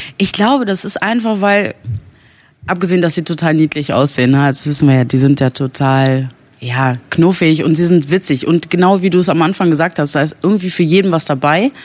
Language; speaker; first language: German; early bilingual, other home language; Italian